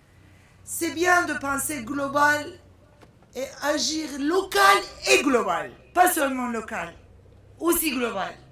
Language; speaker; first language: French; non-native, fluent; Turkish